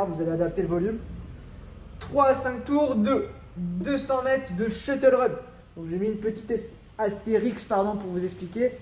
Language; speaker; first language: French; native; French